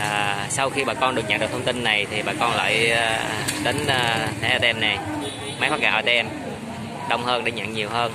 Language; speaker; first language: Vietnamese; native; Vietnamese